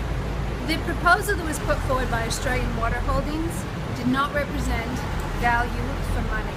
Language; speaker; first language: English; native; English